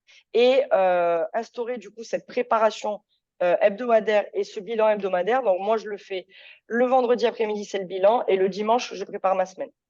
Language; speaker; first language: French; native; French